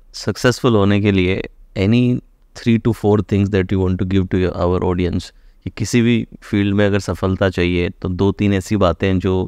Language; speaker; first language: Hindi; native; Hindi